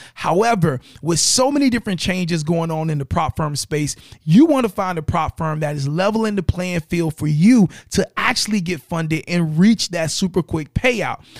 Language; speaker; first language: English; native; English